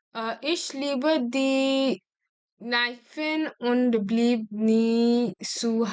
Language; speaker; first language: German; non-native, learner; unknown